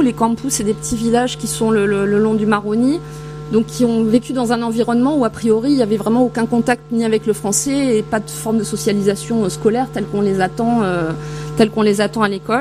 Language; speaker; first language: French; native; French